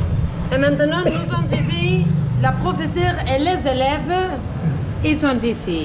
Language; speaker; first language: French; non-native, fluent; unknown